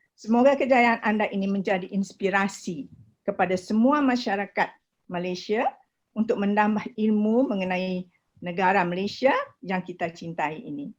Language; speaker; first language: Malay; native; Malay